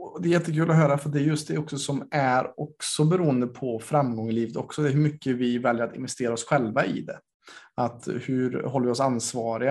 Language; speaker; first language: Swedish; native; Swedish